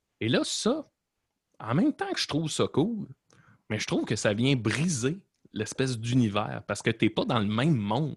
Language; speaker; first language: French; native; French